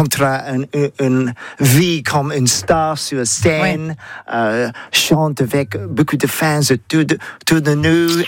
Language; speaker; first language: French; non-native, learner; English